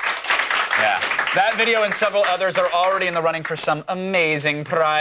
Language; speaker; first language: English; native; English